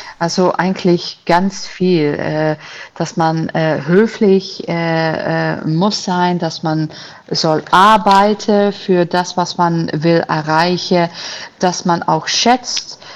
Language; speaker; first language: German; non-native, fluent; Italian